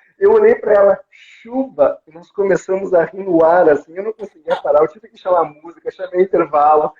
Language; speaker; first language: Portuguese; native; Portuguese